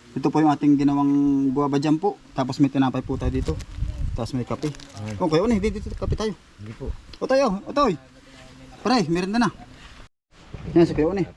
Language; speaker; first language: Filipino; native; Filipino